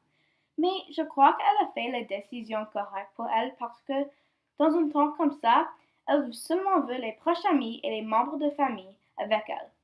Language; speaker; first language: French; non-native, learner; English